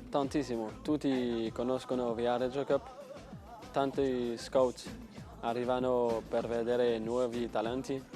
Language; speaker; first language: Italian; non-native, learner; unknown